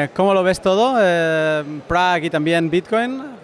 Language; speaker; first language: Spanish; native; Spanish